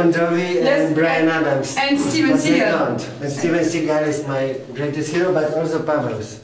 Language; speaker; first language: English; non-native, fluent; Polish